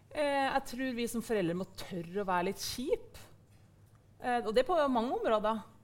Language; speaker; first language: Norwegian; native; Norwegian